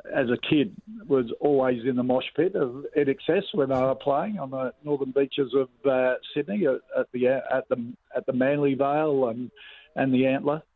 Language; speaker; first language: English; native; English